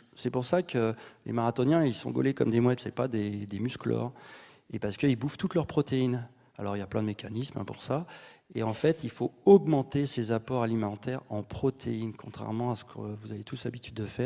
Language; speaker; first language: French; native; French